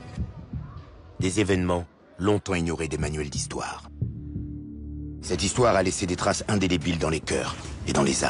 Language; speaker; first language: French; native; French